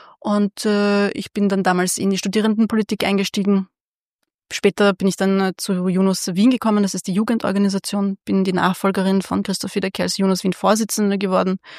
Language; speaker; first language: German; early bilingual, other home language; Hungarian